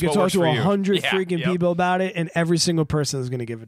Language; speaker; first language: English; native; English